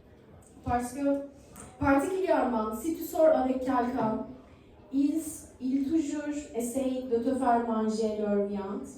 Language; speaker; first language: French; non-native, learner; Turkish